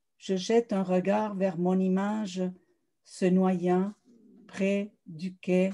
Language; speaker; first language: French; early bilingual, other home language; Spanish